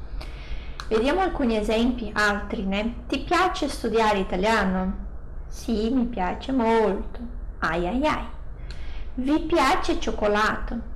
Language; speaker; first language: Italian; non-native, fluent; Portuguese